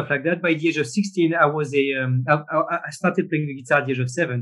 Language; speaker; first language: English; non-native, fluent; French